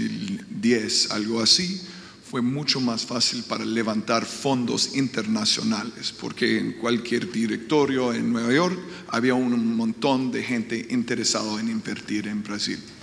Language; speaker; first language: Spanish; non-native, fluent; English